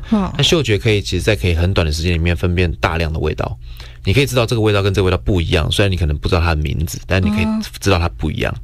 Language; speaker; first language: Chinese; native; Chinese